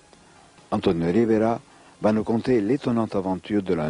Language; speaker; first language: French; native; French